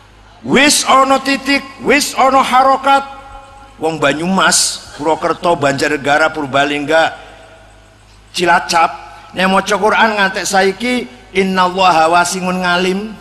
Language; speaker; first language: Indonesian; native; Indonesian